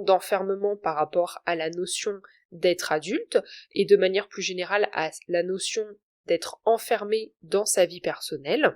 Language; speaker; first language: French; native; French